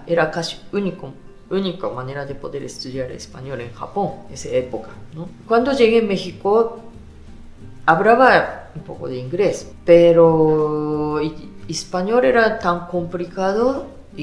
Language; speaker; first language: Spanish; non-native, fluent; Japanese